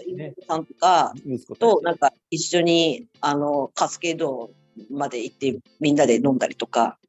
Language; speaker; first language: Japanese; native; Japanese